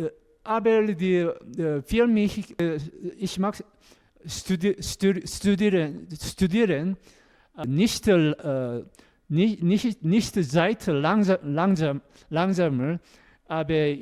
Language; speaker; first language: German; non-native, learner; Korean